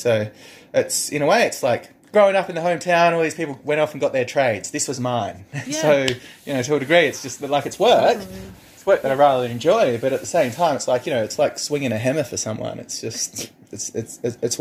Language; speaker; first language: English; native; English